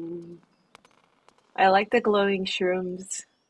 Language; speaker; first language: English; non-native, fluent; Korean